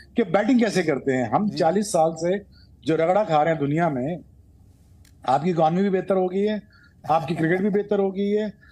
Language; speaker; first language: Urdu; non-native, local second language; Punjabi